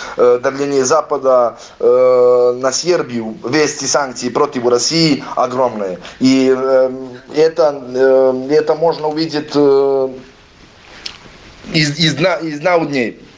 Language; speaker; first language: Russian; non-native, learner; Serbian